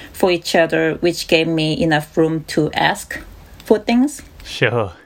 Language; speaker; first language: English; non-native, fluent; Korean